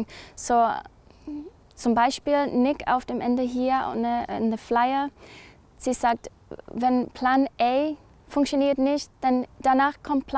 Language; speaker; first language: German; non-native, learner; English